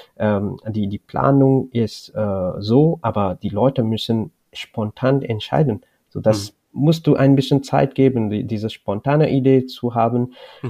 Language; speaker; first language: German; non-native, learner; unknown